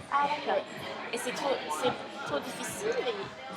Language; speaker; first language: French; non-native, learner; English